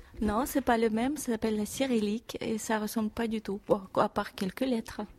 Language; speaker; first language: French; non-native, fluent; Russian